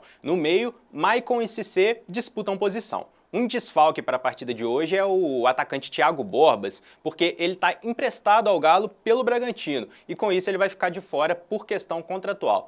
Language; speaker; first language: Portuguese; native; Portuguese